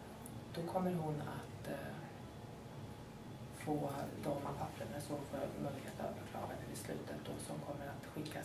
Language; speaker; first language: Swedish; native; Swedish